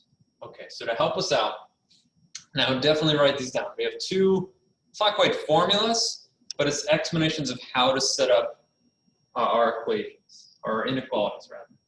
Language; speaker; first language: English; native; English